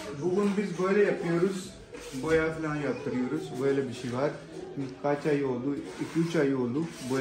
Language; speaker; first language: Turkish; non-native, learner; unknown